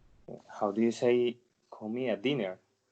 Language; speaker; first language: English; non-native, learner; Spanish